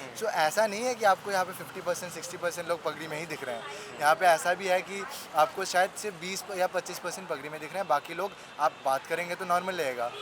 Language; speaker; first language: Hindi; non-native, local second language; Assamese